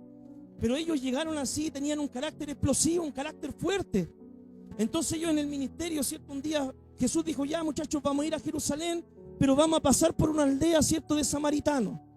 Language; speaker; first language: Spanish; native; Spanish